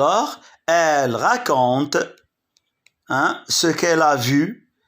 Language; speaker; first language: French; non-native, local second language; Arabic